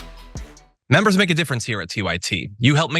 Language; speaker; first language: English; native; English